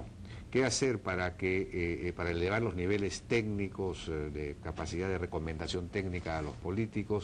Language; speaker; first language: Spanish; native; Spanish